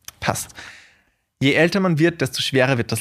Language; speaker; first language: German; native; German